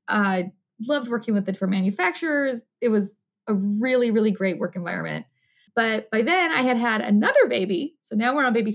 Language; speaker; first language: English; native; English